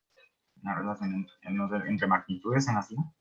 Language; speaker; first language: Spanish; native; Spanish